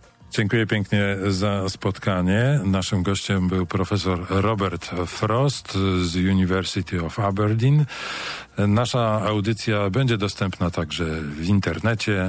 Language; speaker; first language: Polish; native; Polish